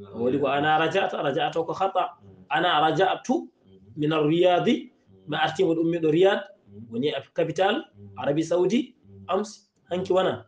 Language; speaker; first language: Arabic; non-native, fluent; Wolof